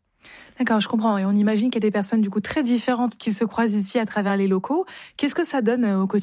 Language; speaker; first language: French; native; French